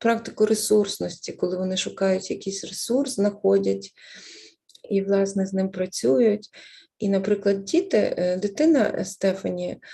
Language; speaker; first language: Ukrainian; native; Ukrainian